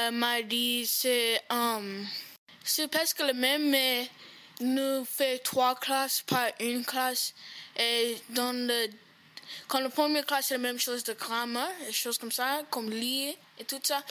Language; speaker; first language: French; non-native, learner; English